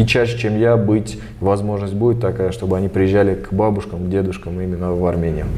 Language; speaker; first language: Russian; early bilingual, other home language; Armenian